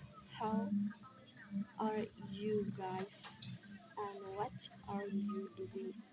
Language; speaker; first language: English; non-native, learner; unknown